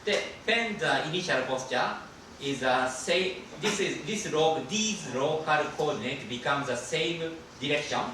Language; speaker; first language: English; non-native, fluent; Japanese